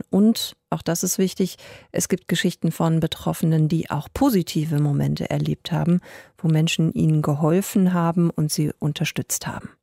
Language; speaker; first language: German; native; German